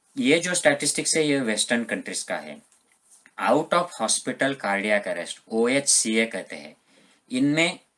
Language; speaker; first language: Hindi; non-native, local second language; Marathi